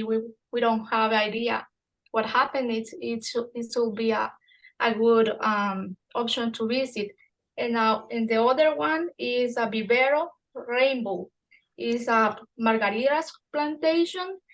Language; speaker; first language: English; non-native, fluent; Spanish